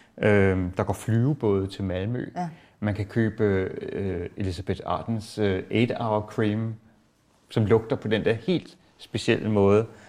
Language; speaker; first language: Danish; native; Danish